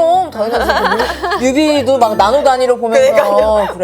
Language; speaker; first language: Korean; native; Korean